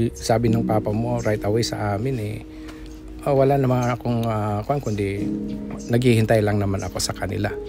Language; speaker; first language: Filipino; non-native, local second language; Iloko